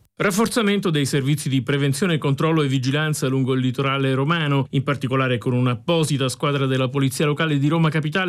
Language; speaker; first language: Italian; native; Italian